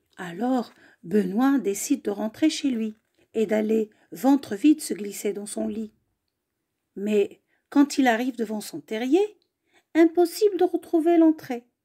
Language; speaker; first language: French; native; French